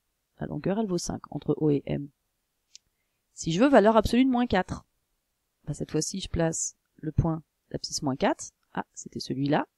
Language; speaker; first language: French; native; French